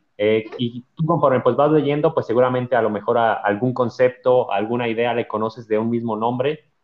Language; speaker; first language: Spanish; native; Spanish